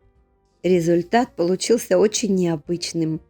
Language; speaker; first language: Russian; native; Russian